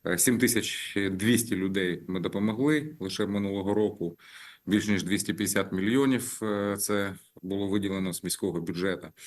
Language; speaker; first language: Ukrainian; native; Ukrainian